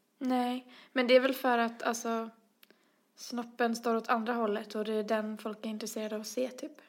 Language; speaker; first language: Swedish; native; Swedish